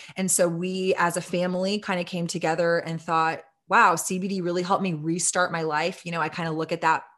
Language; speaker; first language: English; native; English